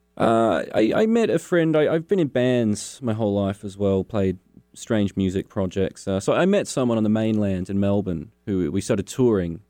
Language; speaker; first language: English; native; English